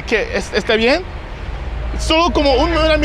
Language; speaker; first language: Spanish; non-native, learner; English